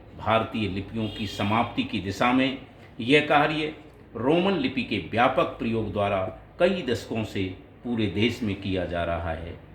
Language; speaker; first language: Hindi; native; Hindi